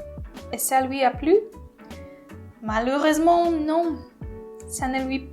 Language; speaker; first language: French; non-native, learner; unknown